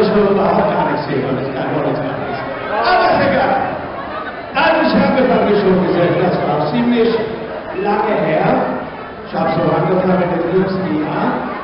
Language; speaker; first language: German; non-native, fluent; English